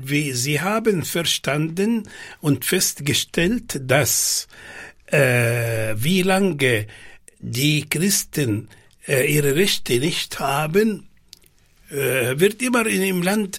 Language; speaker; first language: German; non-native, fluent; Arabic